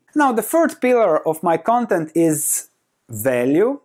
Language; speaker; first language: English; non-native, fluent; Croatian